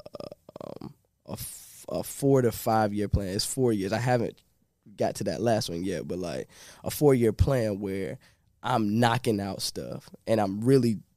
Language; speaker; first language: English; native; English